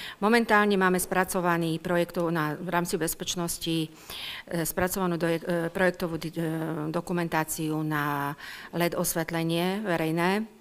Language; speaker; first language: Slovak; native; Slovak